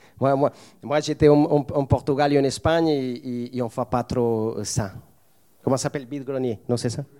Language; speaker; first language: French; non-native, fluent; Spanish